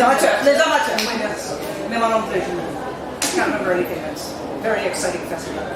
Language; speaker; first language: French; non-native, learner; English